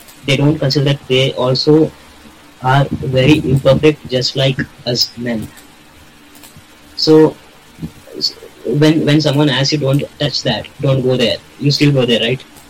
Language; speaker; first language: English; non-native, local second language; Kannada